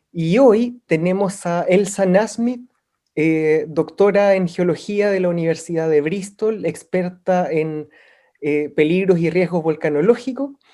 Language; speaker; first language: Spanish; native; Spanish